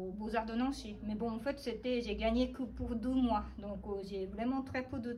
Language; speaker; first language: French; non-native, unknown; Japanese